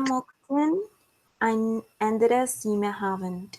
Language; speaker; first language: German; non-native, learner; Spanish